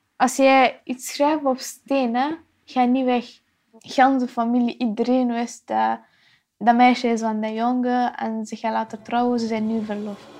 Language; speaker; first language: Dutch; non-native, fluent; Persian